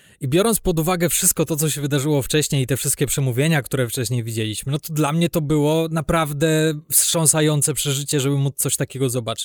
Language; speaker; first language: Polish; native; Polish